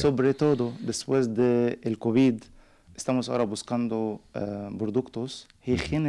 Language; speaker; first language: Spanish; non-native, learner; Arabic